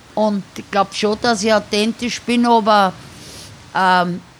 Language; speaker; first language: German; native; German